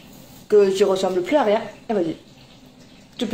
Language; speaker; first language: French; native; French